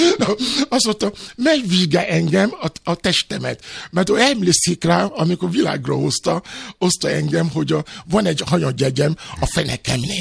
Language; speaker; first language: Hungarian; non-native, learner; Yoruba